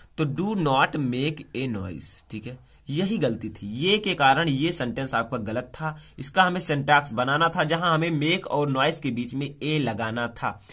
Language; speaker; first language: Hindi; native; Hindi